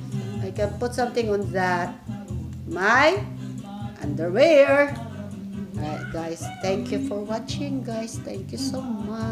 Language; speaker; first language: English; non-native, fluent; Filipino